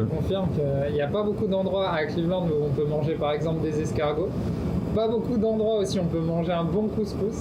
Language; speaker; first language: French; native; French